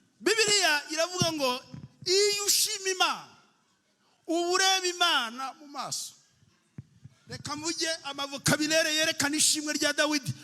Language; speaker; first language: Kinyarwanda; early bilingual, heritage; Kinyarwanda